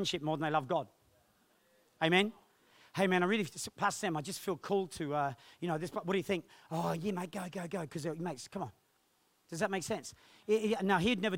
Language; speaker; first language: English; native; English